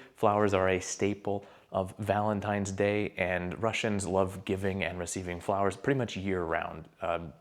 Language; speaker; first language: English; native; English